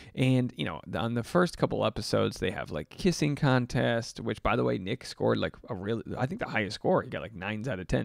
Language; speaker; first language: English; native; English